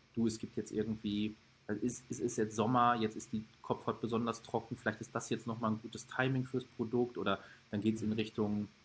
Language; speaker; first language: German; native; German